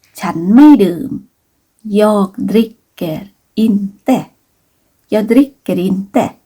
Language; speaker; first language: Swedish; non-native, fluent; Thai